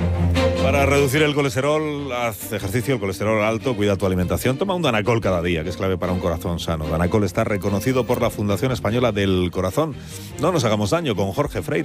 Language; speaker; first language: Spanish; native; Spanish